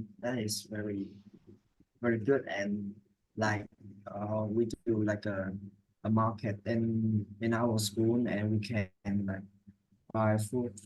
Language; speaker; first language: English; non-native, learner; Vietnamese